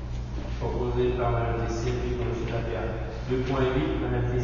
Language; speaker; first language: French; native; French